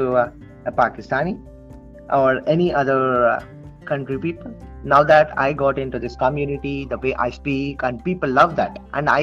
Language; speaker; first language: English; non-native, local second language; Telugu